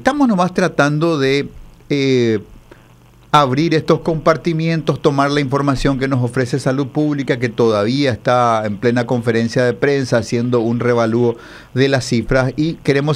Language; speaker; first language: Spanish; native; Spanish